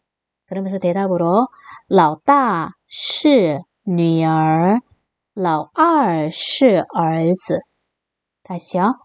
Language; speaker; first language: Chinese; non-native, fluent; Korean